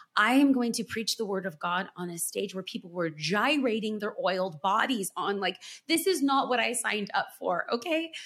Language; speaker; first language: English; native; English